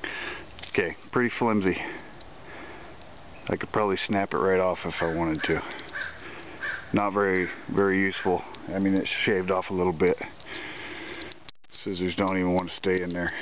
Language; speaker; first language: English; native; English